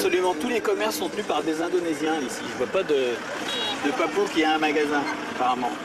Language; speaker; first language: French; native; French